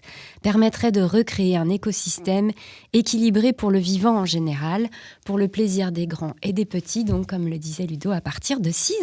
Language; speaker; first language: French; native; French